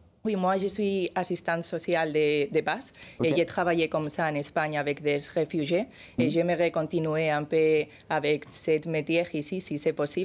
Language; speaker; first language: French; non-native, learner; Spanish